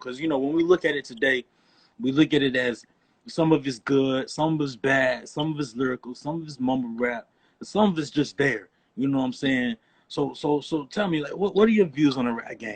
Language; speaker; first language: English; native; English